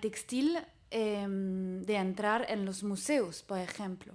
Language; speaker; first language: Spanish; non-native, fluent; French